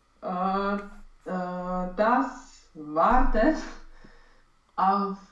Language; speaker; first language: German; non-native, learner; Romanian